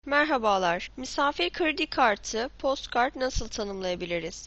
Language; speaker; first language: Turkish; native; Turkish